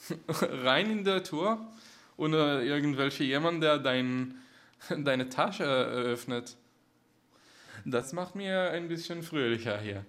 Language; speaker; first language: German; non-native, fluent; Hebrew